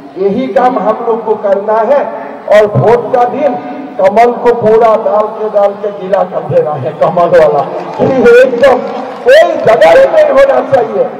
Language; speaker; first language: Hindi; non-native, local second language; Assamese